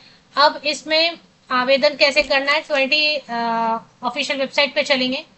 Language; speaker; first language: Hindi; native; Hindi